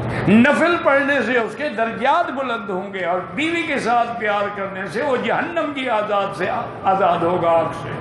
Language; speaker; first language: Urdu; native; Urdu